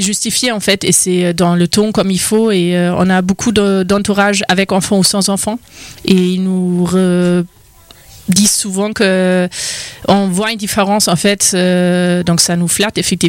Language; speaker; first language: French; non-native, fluent; German